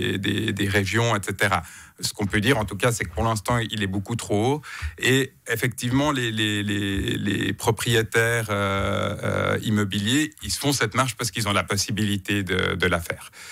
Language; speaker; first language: French; native; French